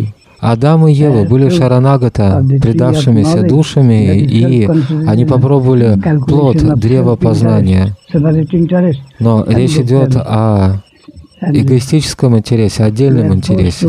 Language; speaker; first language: Russian; native; Russian